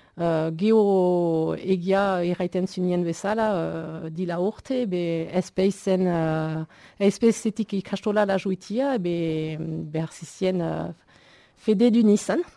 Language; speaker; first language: Basque; native; Basque